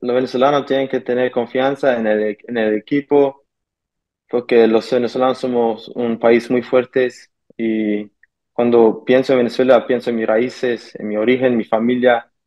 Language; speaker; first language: Spanish; early bilingual, heritage; German